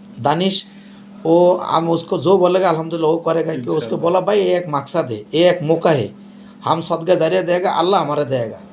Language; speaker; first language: Hindi; non-native, fluent; Bangla